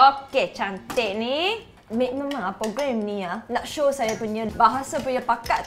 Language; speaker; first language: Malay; non-native, local second language; Cantonese